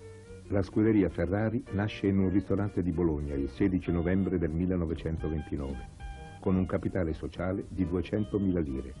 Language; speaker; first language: Italian; native; Italian